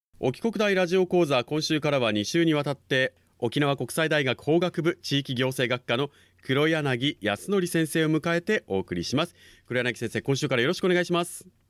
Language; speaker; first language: Japanese; native; Japanese